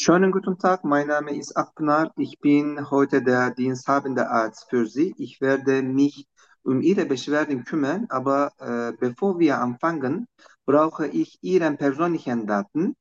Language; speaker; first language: German; non-native, fluent; Turkish